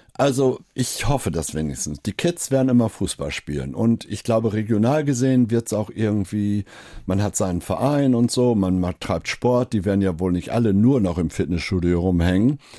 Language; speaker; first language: German; native; German